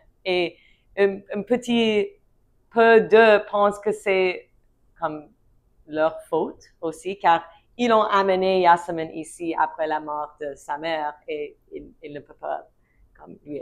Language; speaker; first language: French; non-native, learner; English